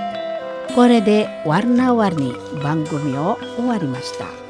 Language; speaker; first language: Japanese; non-native, fluent; Indonesian